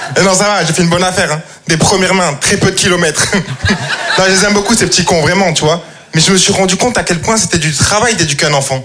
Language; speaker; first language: French; native; French